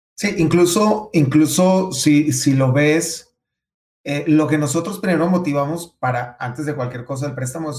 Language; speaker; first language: Spanish; native; Spanish